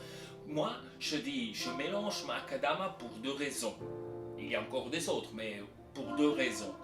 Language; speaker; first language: French; non-native, local second language; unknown